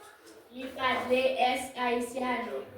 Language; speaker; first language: Spanish; non-native, learner; Haitian Creole